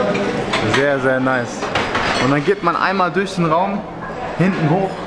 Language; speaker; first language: German; native; German